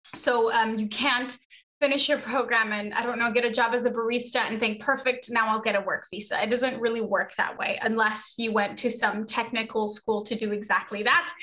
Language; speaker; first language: English; early bilingual, other home language; Spanish